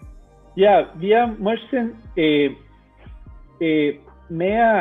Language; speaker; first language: German; non-native, learner; Spanish